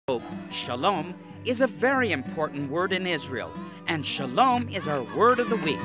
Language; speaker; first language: English; native; English